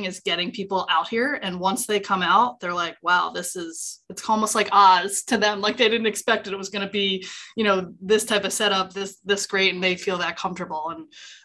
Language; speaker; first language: English; native; English